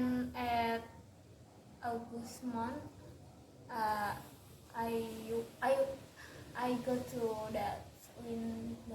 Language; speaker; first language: English; non-native, learner; Indonesian